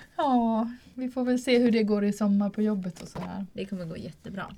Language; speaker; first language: Swedish; native; Swedish